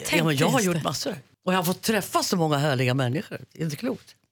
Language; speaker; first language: Swedish; native; Swedish